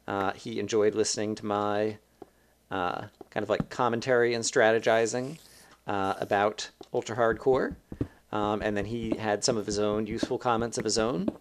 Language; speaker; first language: English; native; English